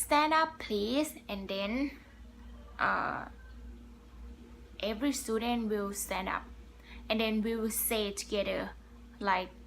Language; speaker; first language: English; non-native, learner; Thai